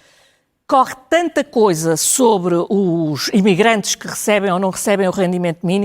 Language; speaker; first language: Portuguese; native; Portuguese